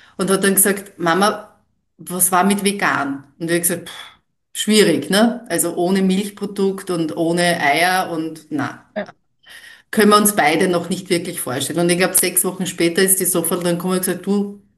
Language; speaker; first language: German; native; German